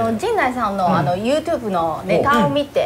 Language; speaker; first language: Japanese; non-native, learner; Chinese